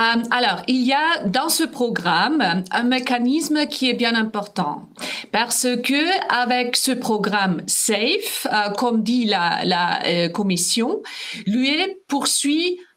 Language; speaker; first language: French; non-native, fluent; German